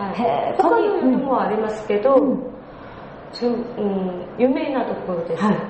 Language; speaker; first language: Japanese; non-native, learner; Korean